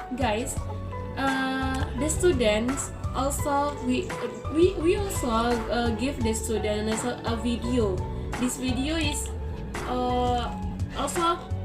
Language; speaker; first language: English; non-native, learner; Indonesian